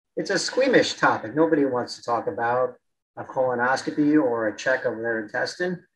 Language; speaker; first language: English; native; English